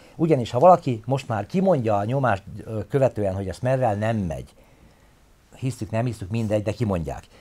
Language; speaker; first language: Hungarian; native; Hungarian